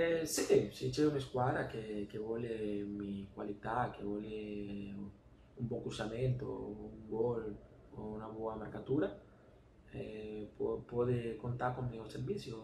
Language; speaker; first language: Italian; non-native, learner; Spanish